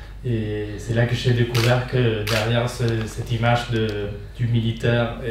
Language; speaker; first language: French; non-native, fluent; Spanish